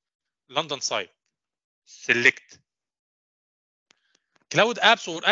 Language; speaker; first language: Arabic; native; Arabic